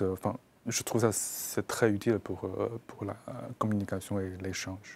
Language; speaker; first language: French; non-native, fluent; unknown